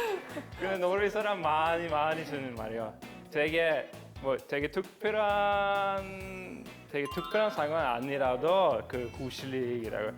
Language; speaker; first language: Korean; non-native, fluent; Norwegian